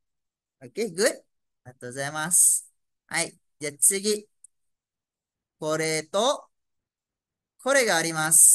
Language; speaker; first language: Japanese; non-native, fluent; Malay